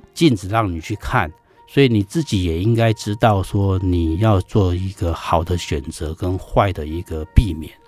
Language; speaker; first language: Chinese; native; Chinese